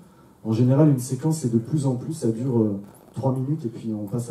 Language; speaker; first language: French; native; French